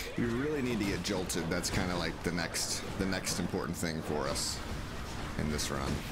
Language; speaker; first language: English; native; English